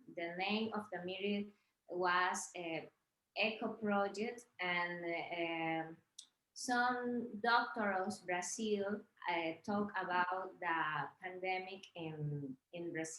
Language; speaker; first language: English; non-native, learner; Spanish